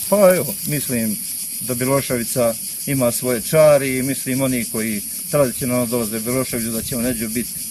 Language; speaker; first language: Bosnian; native; Bosnian